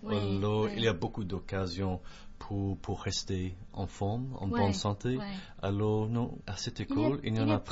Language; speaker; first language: French; non-native, fluent; English